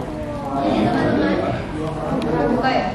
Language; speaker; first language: Indonesian; native; Indonesian